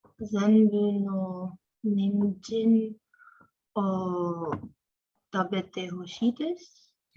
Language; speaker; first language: Japanese; non-native, learner; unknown